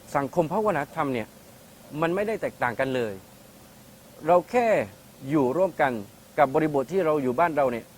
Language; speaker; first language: Thai; native; Thai